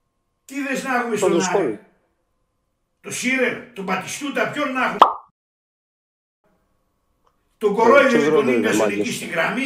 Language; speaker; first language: Greek; native; Greek